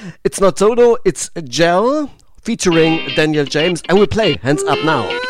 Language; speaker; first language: English; non-native, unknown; German